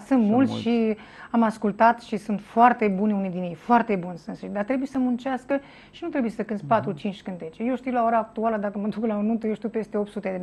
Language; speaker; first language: Romanian; native; Romanian